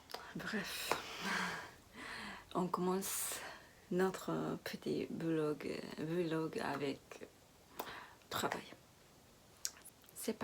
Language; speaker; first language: French; non-native, learner; Japanese